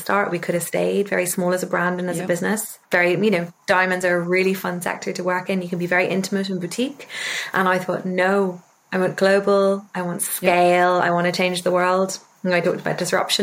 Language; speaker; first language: English; native; English